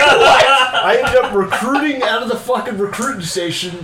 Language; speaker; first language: English; native; English